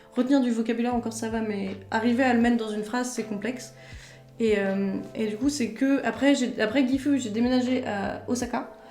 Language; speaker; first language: French; native; French